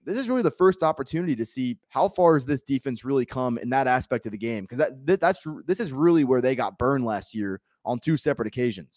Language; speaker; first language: English; native; English